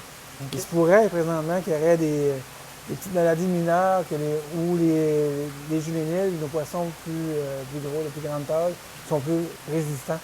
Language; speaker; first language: French; native; French